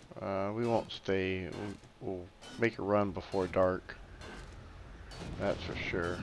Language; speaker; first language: English; native; English